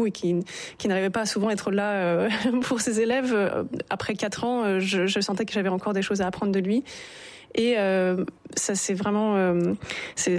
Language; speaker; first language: French; native; French